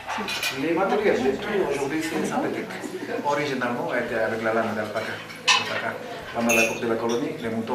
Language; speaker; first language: French; non-native, learner; Spanish